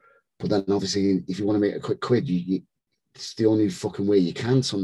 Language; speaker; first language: English; native; English